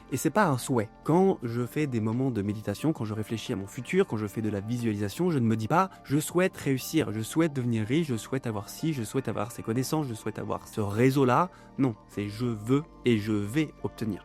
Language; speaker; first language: French; native; French